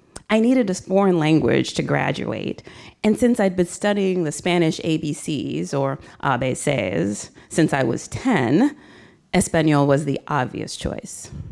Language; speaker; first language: English; native; English